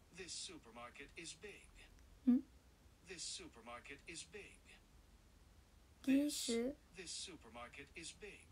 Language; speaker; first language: English; non-native, learner; Japanese